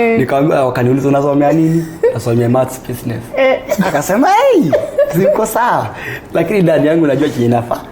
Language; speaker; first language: Swahili; non-native, local second language; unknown